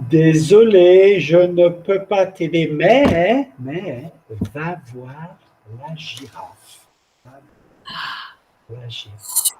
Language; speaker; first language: French; non-native, fluent; English